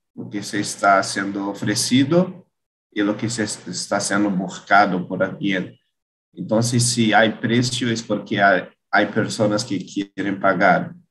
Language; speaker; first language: Spanish; non-native, learner; Portuguese